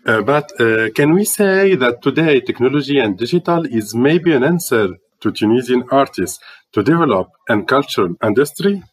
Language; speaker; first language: English; non-native, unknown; Arabic